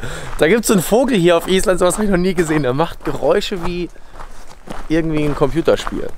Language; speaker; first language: German; native; German